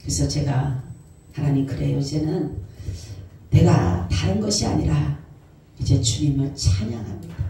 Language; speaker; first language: Korean; native; Korean